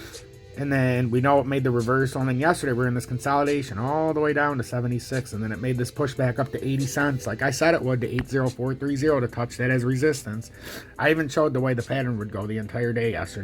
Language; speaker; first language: English; native; English